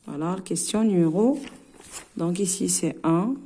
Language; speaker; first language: French; non-native, local second language; Arabic